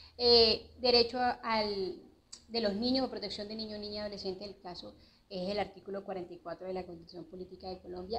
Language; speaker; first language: Spanish; native; Spanish